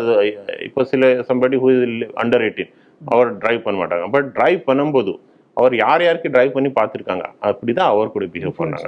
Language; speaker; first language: Tamil; non-native, fluent; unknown